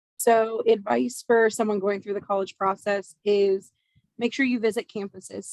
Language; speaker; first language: English; native; English